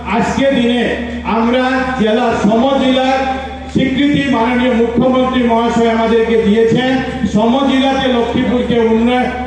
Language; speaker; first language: Bangla; native; Bangla